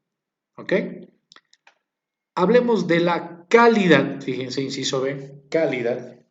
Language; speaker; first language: Spanish; native; Spanish